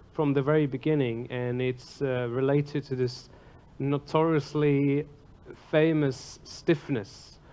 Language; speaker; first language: English; non-native, fluent; Latvian